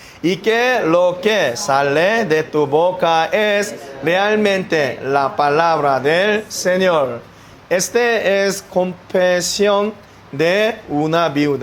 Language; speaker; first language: Spanish; non-native, learner; Korean